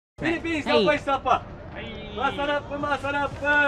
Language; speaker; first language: Filipino; non-native, learner; Japanese